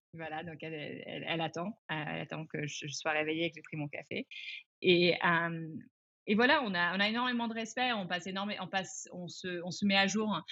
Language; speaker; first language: French; early bilingual, other home language; English